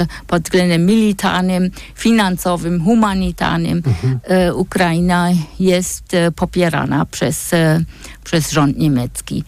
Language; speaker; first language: Polish; non-native, fluent; German